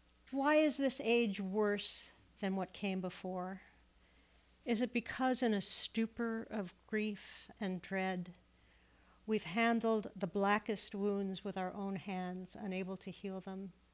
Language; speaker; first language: English; native; English